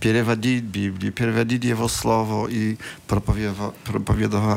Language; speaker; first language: Russian; non-native, learner; Polish